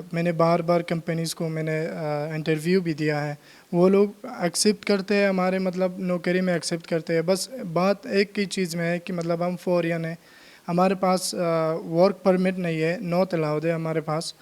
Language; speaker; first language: Hindi; non-native, learner; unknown